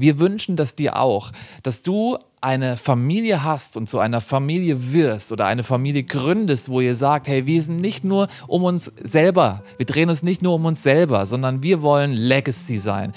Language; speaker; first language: German; native; German